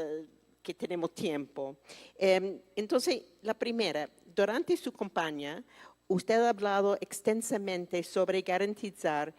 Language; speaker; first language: Spanish; non-native, fluent; English